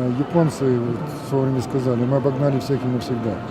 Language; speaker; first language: Russian; native; Russian